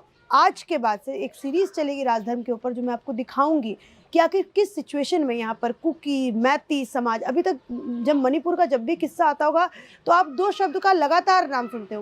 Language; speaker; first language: Hindi; native; Hindi